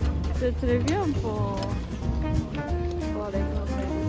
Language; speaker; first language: French; non-native, learner; Japanese